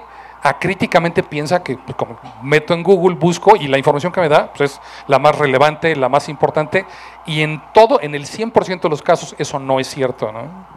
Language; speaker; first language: Spanish; native; Spanish